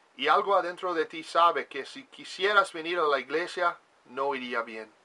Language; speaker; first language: Spanish; non-native, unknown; English